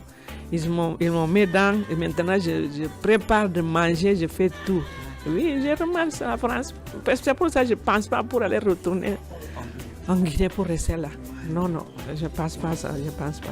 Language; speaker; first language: French; non-native, learner; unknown